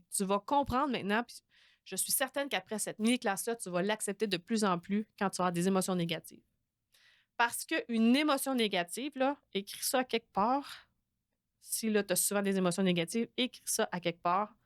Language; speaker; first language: French; native; French